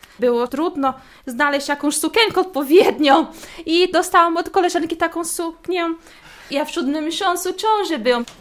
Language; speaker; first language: Polish; non-native, fluent; Portuguese